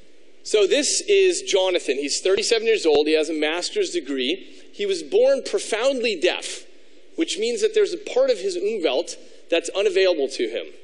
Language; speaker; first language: English; native; English